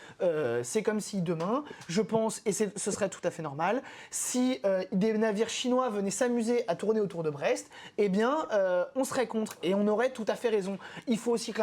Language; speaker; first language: French; native; French